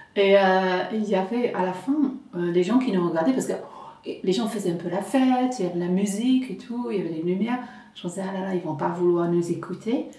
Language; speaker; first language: French; non-native, fluent; English